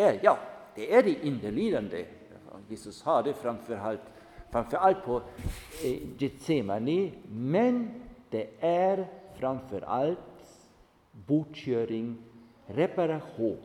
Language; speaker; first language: Swedish; non-native, fluent; German